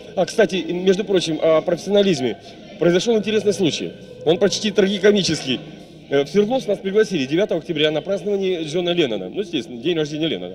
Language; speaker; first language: Russian; native; Russian